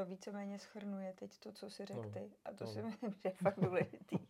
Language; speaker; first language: Czech; native; Czech